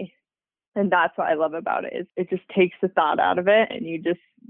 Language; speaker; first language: English; native; English